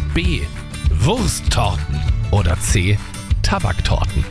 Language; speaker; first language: German; native; German